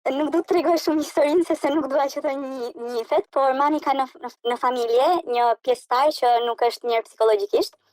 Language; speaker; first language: Albanian; native; Albanian